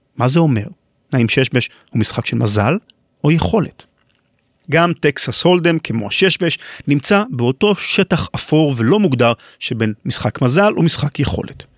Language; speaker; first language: Hebrew; native; Hebrew